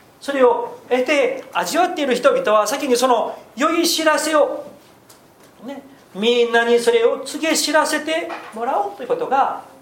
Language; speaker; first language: Japanese; non-native, fluent; Korean